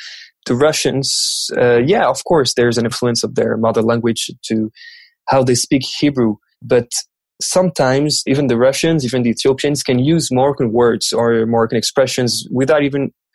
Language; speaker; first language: English; non-native, fluent; French